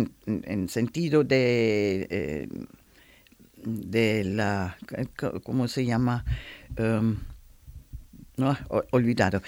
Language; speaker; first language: Spanish; non-native, learner; German